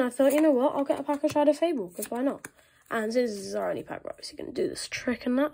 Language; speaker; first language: English; native; English